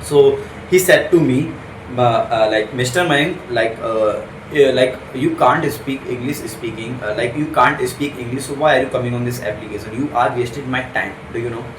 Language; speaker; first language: English; non-native, local second language; Hindi